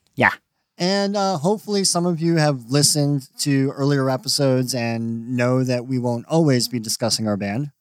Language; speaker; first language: English; native; English